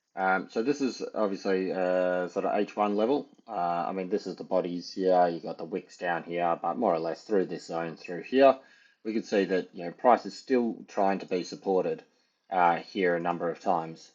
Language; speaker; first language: English; native; English